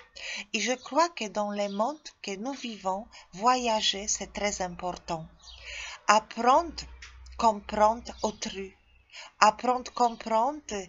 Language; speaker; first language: French; non-native, fluent; Polish